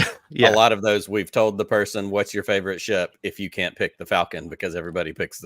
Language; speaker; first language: English; native; English